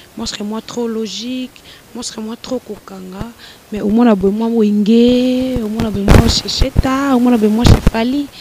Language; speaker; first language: Lingala; native; Lingala